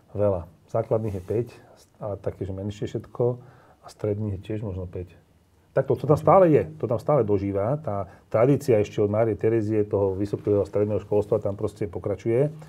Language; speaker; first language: Slovak; native; Slovak